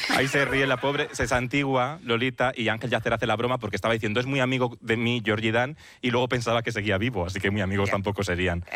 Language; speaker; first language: Spanish; native; Spanish